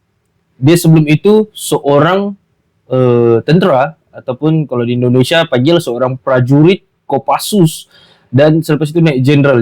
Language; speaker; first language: Malay; native; Malay